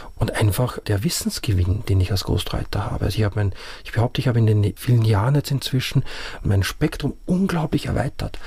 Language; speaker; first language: German; native; German